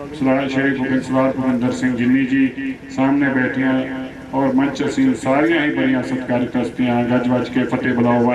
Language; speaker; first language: Hindi; non-native, local second language; Punjabi